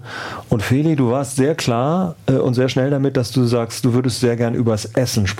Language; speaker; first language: German; native; German